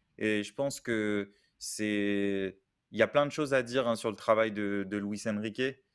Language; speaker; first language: French; native; French